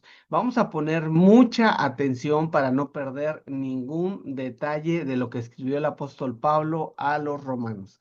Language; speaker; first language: Spanish; native; Spanish